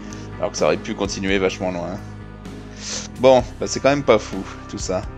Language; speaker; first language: French; native; French